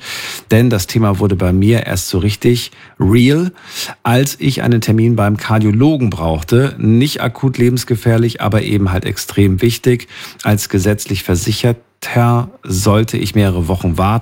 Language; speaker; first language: German; native; German